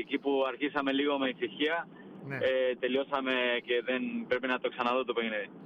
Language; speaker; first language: Greek; non-native, fluent; Spanish